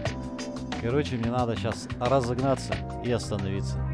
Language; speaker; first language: Russian; native; Russian